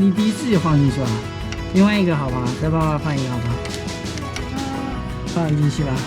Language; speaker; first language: Chinese; early bilingual, heritage; Chinese